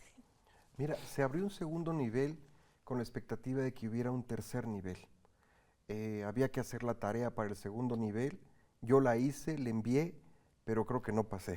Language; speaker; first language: Spanish; native; Spanish